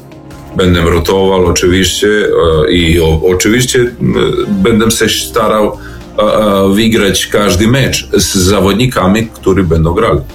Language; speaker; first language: Polish; non-native, learner; Serbian